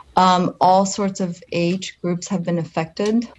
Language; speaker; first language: English; non-native, fluent; Polish